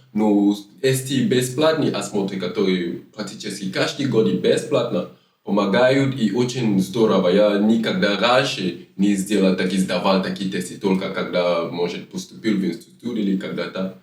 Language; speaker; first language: Russian; non-native, learner; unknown